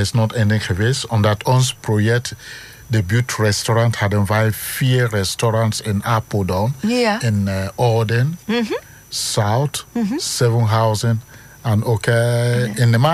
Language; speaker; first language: Dutch; non-native, fluent; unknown